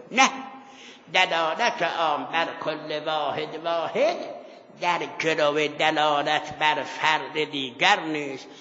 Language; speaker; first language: Persian; non-native, local second language; Azerbaijani